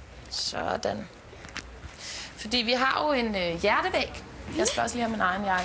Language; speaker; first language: Danish; native; Danish